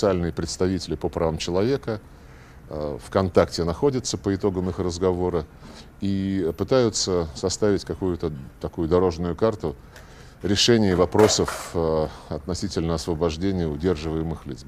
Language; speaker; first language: Russian; native; Russian